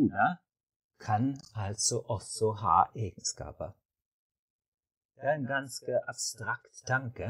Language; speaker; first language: Norwegian; non-native, fluent; German